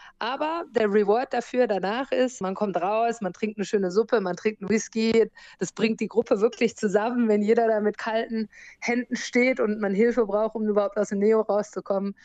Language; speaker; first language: German; native; German